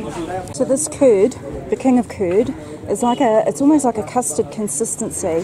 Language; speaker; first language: English; native; English